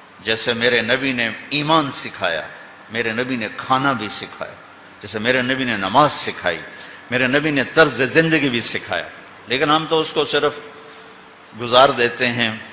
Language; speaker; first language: Urdu; non-native, local second language; Punjabi